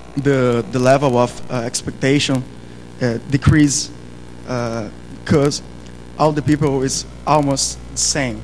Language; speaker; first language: English; non-native, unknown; Portuguese